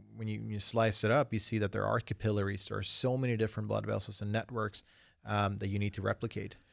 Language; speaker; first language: English; early bilingual, other home language; Swedish